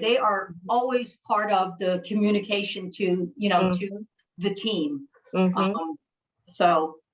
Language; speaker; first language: English; native; English